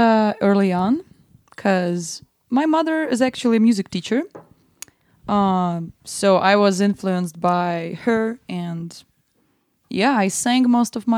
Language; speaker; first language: English; non-native, fluent; Russian